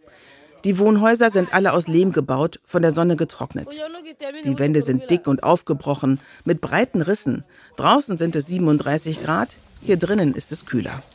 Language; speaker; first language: German; native; German